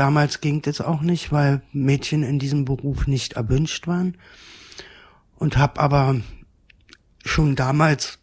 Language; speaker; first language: German; native; German